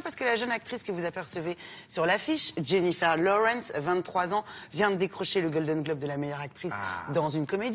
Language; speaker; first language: French; native; French